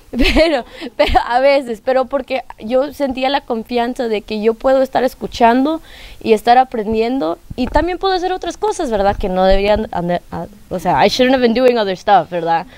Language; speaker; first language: Spanish; early bilingual, heritage; Spanish